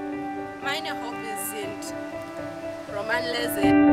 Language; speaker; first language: German; non-native, learner; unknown